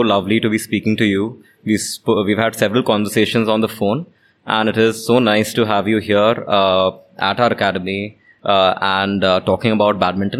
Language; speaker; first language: English; non-native, local second language; Hindi